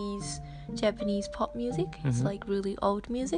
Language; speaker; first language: English; non-native, fluent; Japanese